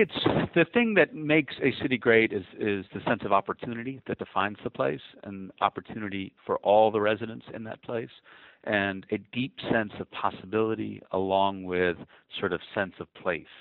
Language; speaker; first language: English; native; English